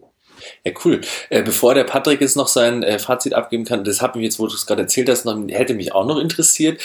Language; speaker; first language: German; native; German